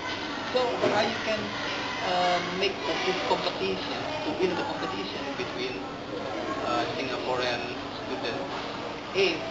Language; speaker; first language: English; non-native, learner; Indonesian